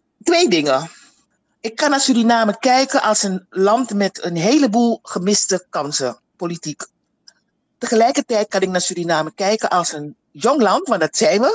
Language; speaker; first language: Dutch; native; Dutch